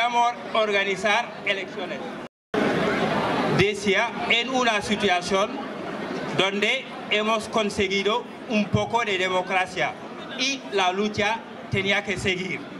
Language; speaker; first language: Spanish; non-native, fluent; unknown